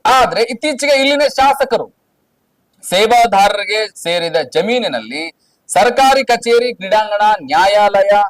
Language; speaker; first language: Kannada; native; Kannada